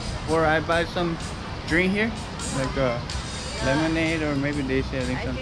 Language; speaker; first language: English; non-native, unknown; Korean